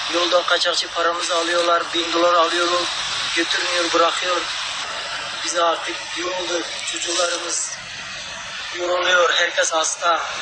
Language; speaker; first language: Turkish; non-native, learner; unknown